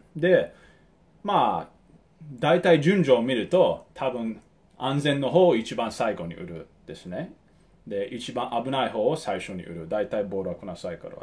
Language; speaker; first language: Japanese; early bilingual, heritage; Japanese